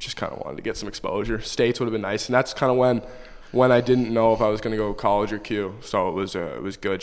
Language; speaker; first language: English; native; English